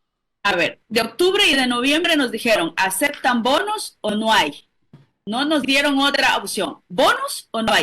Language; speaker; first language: Spanish; native; Spanish